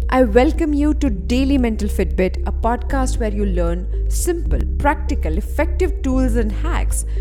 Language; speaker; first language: English; non-native, local second language; Hindi